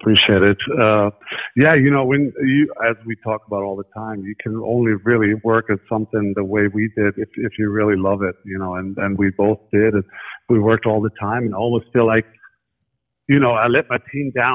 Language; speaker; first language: English; non-native, fluent; German